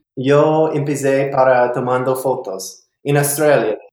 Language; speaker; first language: Spanish; non-native, learner; English